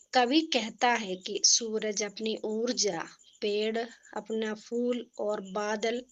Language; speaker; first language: Hindi; non-native, local second language; Malayalam